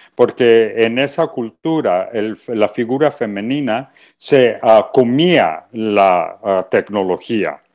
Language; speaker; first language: Spanish; early bilingual, heritage; Spanish